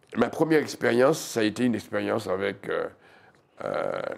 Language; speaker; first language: French; native; French